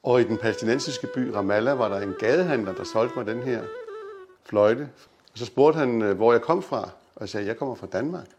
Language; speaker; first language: Danish; native; Danish